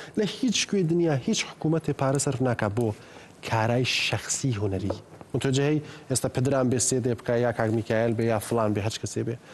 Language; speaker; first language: Central Kurdish; early bilingual, heritage; Central Kurdish